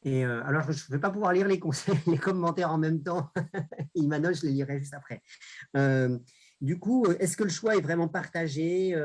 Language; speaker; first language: French; native; French